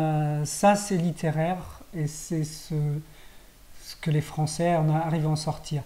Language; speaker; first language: French; native; French